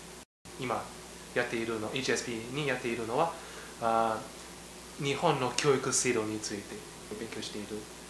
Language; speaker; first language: Japanese; non-native, learner; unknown